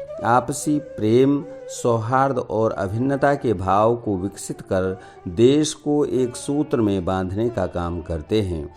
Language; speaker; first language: Hindi; native; Hindi